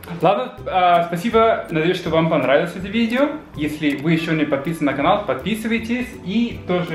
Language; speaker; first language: Russian; non-native, fluent; Spanish